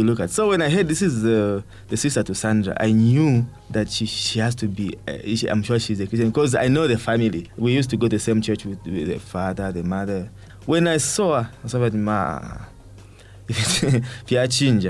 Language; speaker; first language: English; non-native, local second language; Bemba